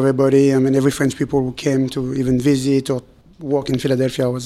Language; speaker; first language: English; non-native, fluent; French